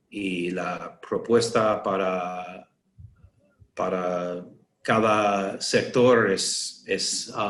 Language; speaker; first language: Spanish; non-native, learner; English